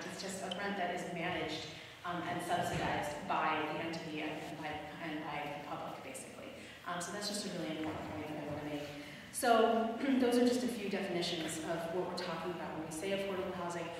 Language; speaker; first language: English; native; English